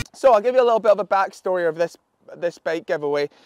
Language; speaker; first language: English; native; English